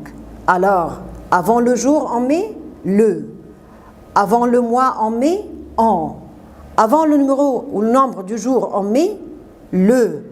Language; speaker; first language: French; non-native, fluent; Arabic